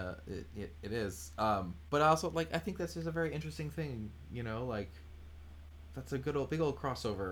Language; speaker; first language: English; native; English